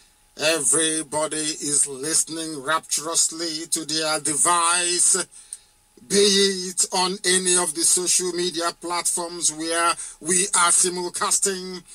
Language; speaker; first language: English; non-native, local second language; Igbo